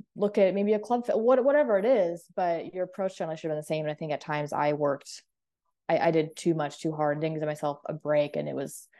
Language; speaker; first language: English; native; English